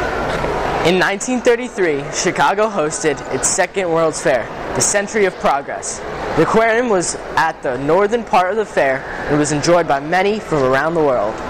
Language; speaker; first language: English; native; English